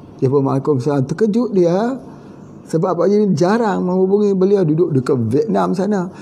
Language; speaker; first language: Malay; native; Malay